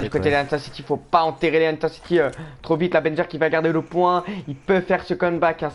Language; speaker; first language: French; native; French